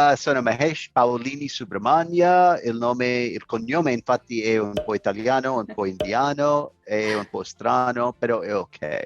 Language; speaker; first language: Italian; non-native, learner; English